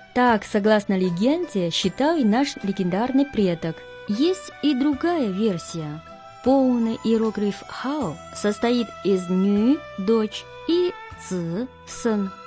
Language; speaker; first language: Russian; non-native, fluent; Chinese